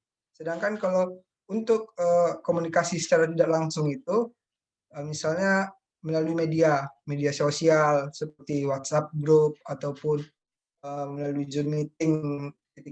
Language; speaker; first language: Indonesian; native; Indonesian